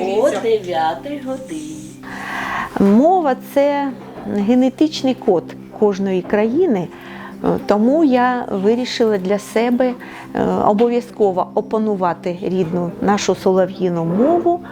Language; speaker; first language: Ukrainian; non-native, learner; Russian